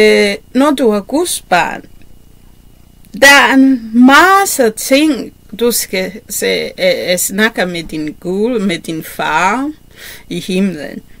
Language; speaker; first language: Danish; non-native, learner; Kinyarwanda